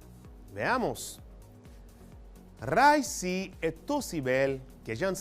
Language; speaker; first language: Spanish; non-native, fluent; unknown